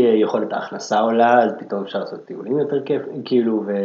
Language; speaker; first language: Hebrew; native; Hebrew